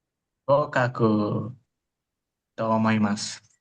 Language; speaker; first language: Japanese; non-native, learner; Indonesian